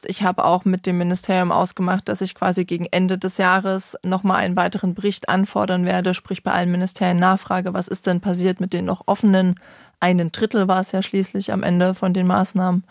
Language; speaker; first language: German; native; German